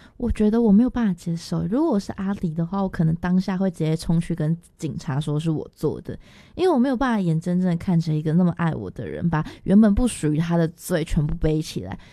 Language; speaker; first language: Chinese; native; Chinese